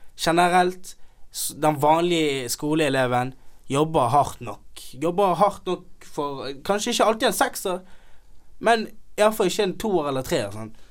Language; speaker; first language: Norwegian; early bilingual, other home language; Somali